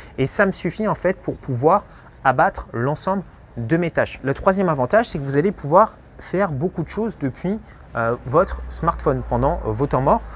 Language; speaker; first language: French; native; French